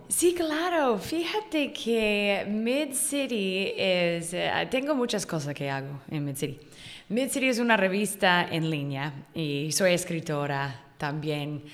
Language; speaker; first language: Spanish; non-native, fluent; English